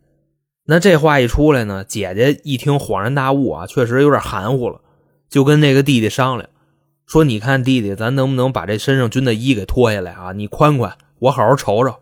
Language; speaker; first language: Chinese; native; Chinese